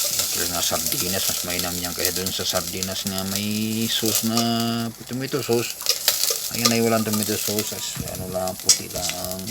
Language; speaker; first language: Filipino; native; Filipino